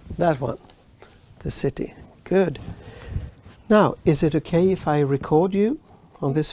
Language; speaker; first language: English; non-native, fluent; Swedish